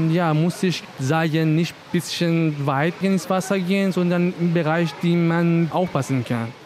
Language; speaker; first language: German; non-native, learner; Persian